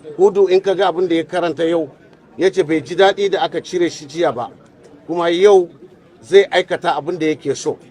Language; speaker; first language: Hausa; native; Hausa